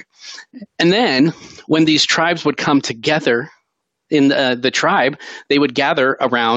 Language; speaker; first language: English; native; English